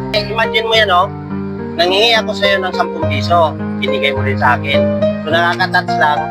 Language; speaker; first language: Filipino; native; Filipino